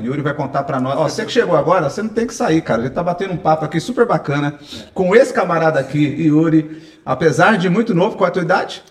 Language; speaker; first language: Portuguese; native; Portuguese